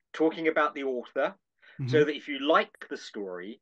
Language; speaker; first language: English; native; English